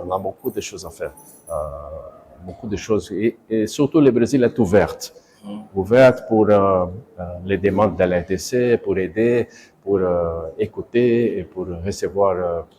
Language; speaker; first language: French; non-native, fluent; Portuguese